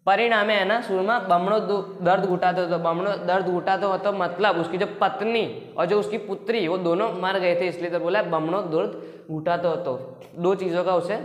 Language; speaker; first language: Hindi; non-native, local second language; Gujarati